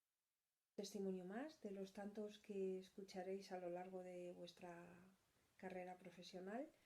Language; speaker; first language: Spanish; native; Spanish